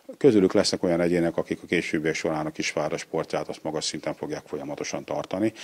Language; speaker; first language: Hungarian; native; Hungarian